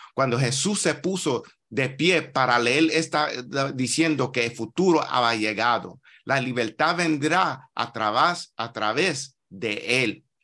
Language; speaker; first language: Spanish; non-native, learner; English